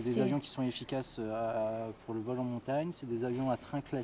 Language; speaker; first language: French; native; French